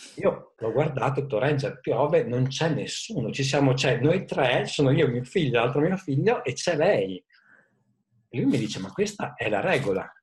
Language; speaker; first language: Italian; native; Italian